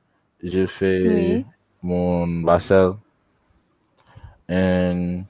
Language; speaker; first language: French; non-native, learner; English